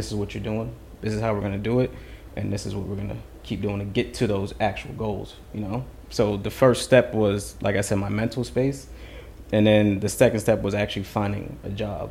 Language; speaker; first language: English; native; English